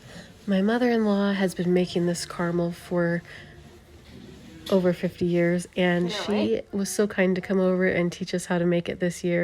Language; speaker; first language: English; native; English